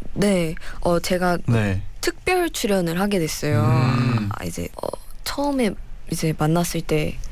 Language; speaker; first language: Korean; native; Korean